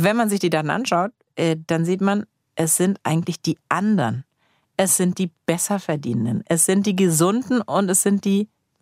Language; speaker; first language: German; native; German